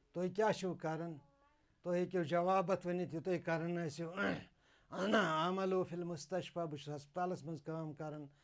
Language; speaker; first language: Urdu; non-native, local second language; Kashmiri